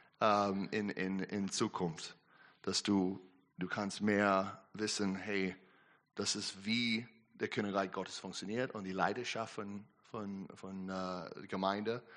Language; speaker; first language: German; non-native, learner; English